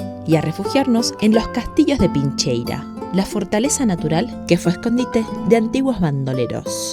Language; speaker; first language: Spanish; native; Spanish